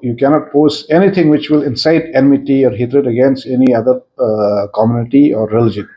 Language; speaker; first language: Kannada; non-native, fluent; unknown